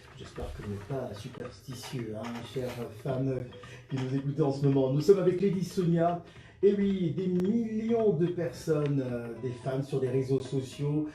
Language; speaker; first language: French; native; French